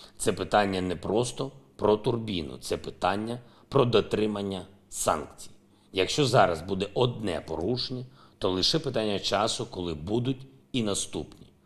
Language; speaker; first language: Ukrainian; non-native, local second language; Russian